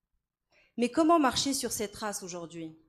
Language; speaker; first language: French; non-native, local second language; Arabic